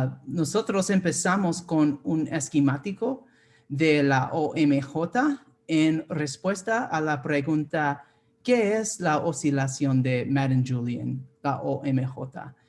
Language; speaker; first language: Spanish; non-native, fluent; English